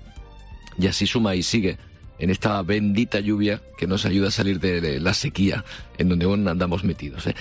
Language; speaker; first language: Spanish; native; Spanish